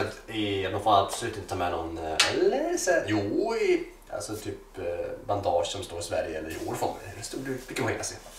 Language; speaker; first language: Swedish; native; Swedish